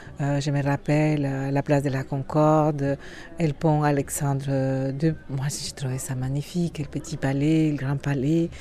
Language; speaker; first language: French; non-native, fluent; Spanish